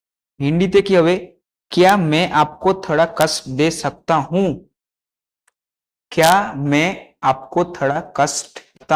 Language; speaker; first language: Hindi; non-native, local second language; Bangla